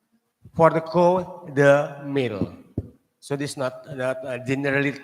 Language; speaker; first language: English; non-native, learner; Indonesian